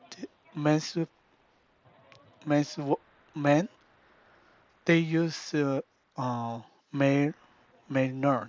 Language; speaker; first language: English; non-native, learner; Korean